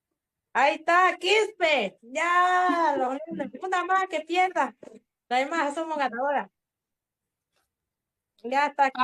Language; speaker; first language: Spanish; native; Spanish